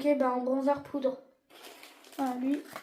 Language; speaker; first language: French; native; French